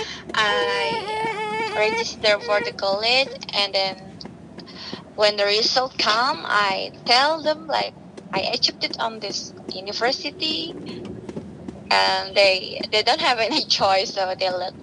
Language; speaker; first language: English; non-native, learner; Indonesian